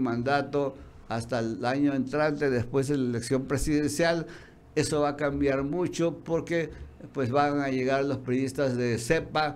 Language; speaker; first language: Spanish; native; Spanish